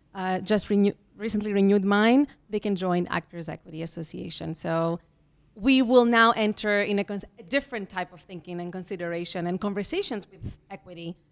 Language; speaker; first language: English; non-native, fluent; Greek